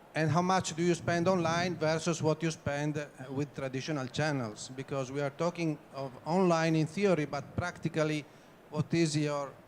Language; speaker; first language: English; non-native, fluent; Italian